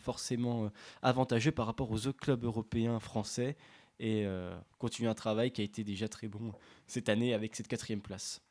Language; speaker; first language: French; native; French